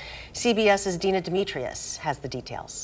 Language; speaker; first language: English; native; English